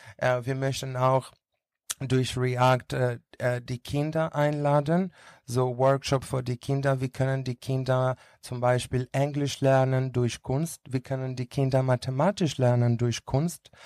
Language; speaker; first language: German; non-native, learner; Greek